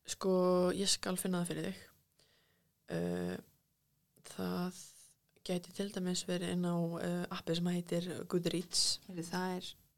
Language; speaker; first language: Icelandic; native; Icelandic